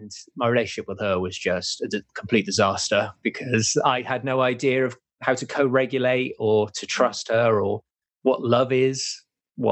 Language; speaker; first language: English; native; English